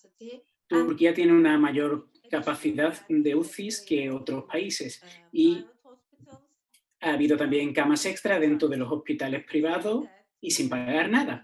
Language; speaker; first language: Spanish; non-native, fluent; Turkish